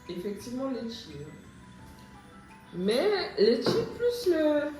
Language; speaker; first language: French; native; French